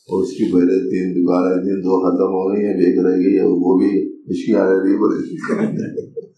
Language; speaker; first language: Urdu; native; Urdu